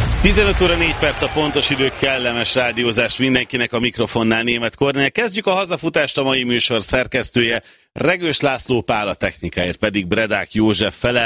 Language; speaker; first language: Hungarian; native; Hungarian